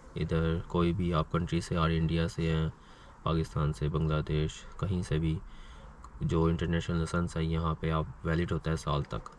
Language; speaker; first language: Urdu; non-native, local second language; Punjabi